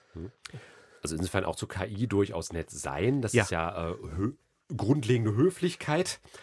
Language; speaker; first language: German; native; German